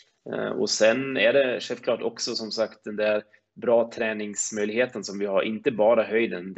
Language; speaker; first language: Swedish; non-native, fluent; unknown